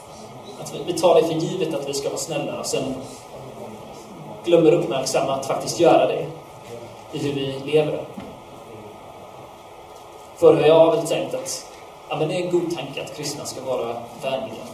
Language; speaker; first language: Swedish; non-native, fluent; English